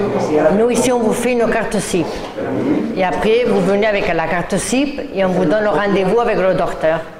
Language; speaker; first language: French; non-native, learner; Spanish